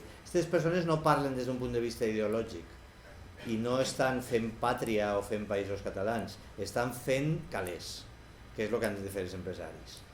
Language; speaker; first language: Catalan; native; Catalan